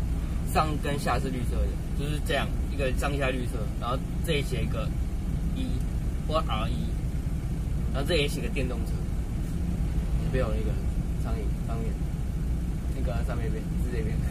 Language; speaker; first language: Chinese; native; Chinese